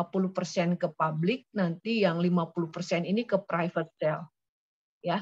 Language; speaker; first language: Indonesian; native; Indonesian